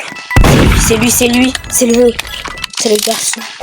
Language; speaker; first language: French; native; French